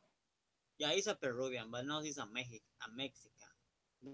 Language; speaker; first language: English; non-native, learner; Spanish